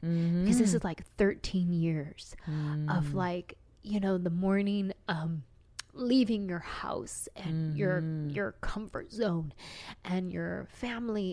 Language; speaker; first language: English; native; English